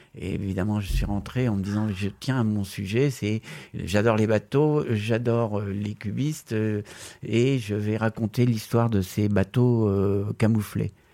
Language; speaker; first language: French; non-native, fluent; Spanish